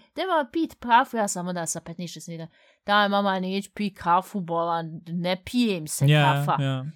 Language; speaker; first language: Bosnian; early bilingual, heritage; Bosnian